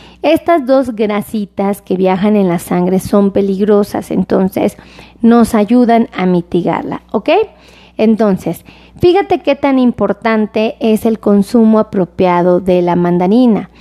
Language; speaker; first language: Spanish; native; Spanish